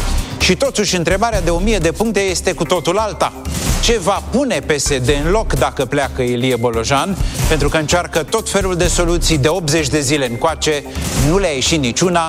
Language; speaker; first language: Romanian; native; Romanian